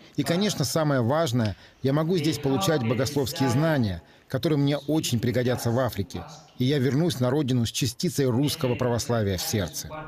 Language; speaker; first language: Russian; non-native, fluent; Swahili